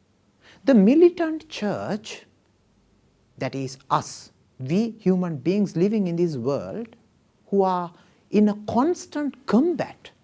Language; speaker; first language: English; non-native, local second language; Sinhala